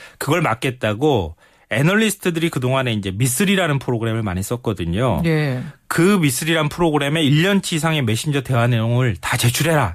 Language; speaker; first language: Korean; native; Korean